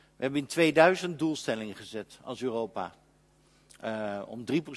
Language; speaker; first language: Dutch; native; Dutch